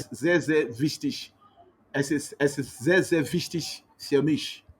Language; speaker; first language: German; non-native, learner; Yoruba